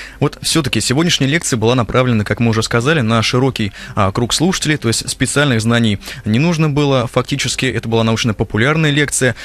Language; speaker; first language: Russian; native; Russian